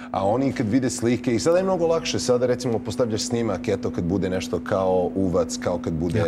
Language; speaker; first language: Croatian; early bilingual, heritage; Croatian